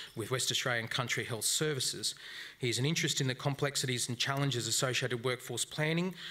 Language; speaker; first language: English; native; English